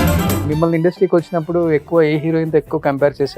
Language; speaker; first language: Telugu; native; Telugu